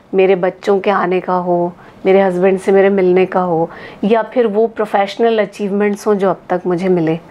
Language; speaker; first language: Hindi; native; Hindi